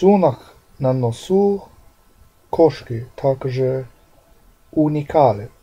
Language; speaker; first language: Russian; non-native, learner; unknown